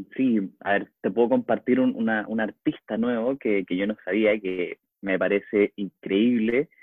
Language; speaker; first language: Spanish; native; Spanish